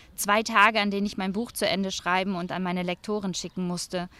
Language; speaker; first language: German; native; German